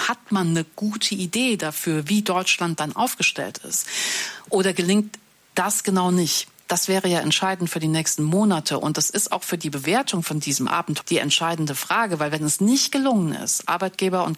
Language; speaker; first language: German; native; German